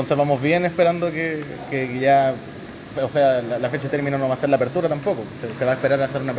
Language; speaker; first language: Spanish; native; Spanish